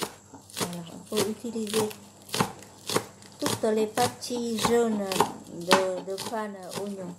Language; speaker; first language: French; non-native, learner; Vietnamese